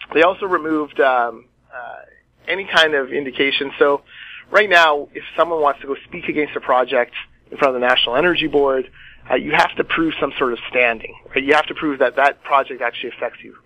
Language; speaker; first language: English; native; English